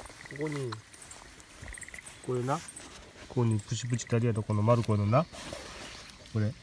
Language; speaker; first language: Japanese; native; Japanese